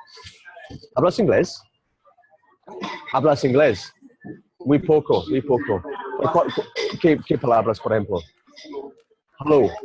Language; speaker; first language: Spanish; non-native, learner; English